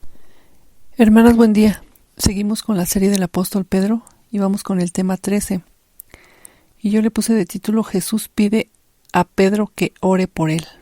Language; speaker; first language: Spanish; native; Spanish